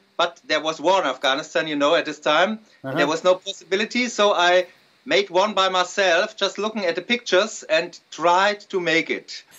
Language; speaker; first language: English; non-native, fluent; German